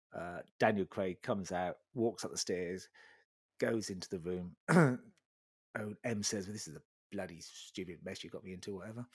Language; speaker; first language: English; native; English